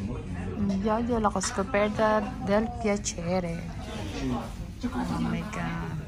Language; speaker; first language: Italian; non-native, learner; Filipino